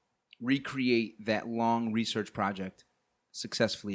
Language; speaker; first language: English; native; English